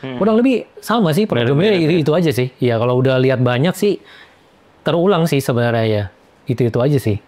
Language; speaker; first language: Indonesian; native; Indonesian